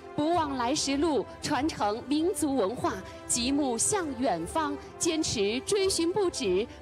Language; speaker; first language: Chinese; native; Chinese